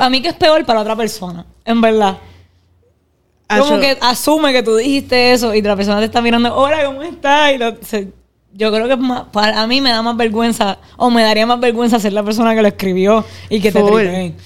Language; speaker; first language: Spanish; native; Spanish